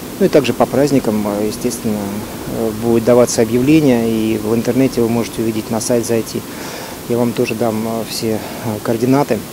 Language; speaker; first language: Russian; native; Russian